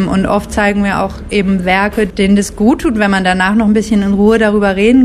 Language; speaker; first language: German; native; German